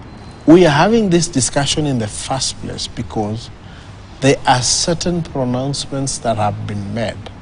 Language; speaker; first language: English; non-native, local second language; Swahili